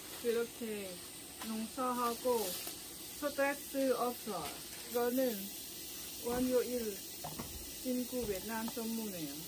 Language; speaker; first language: Korean; non-native, learner; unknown